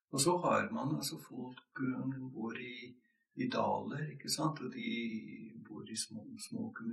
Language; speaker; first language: Norwegian; non-native, fluent; English